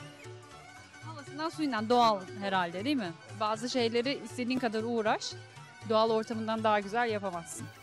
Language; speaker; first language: Turkish; native; Turkish